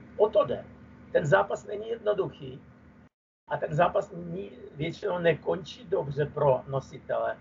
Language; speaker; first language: Czech; non-native, fluent; Russian